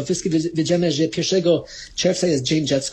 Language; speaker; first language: Polish; early bilingual, heritage; Polish